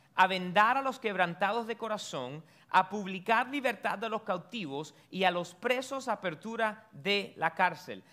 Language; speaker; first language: Spanish; early bilingual, heritage; Spanish